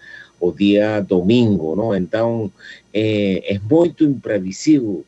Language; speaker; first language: Portuguese; non-native, fluent; Spanish